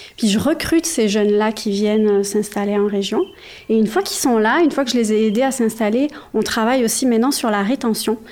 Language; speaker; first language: French; native; French